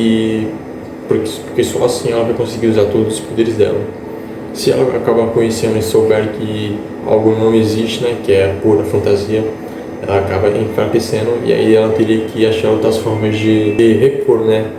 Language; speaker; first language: Portuguese; native; Portuguese